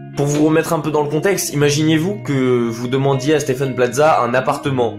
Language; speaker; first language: French; native; French